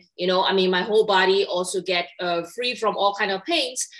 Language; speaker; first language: English; non-native, fluent; Burmese